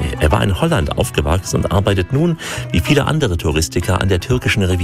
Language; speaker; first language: German; native; German